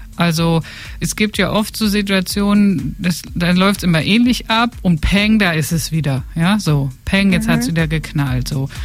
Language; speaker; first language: German; native; German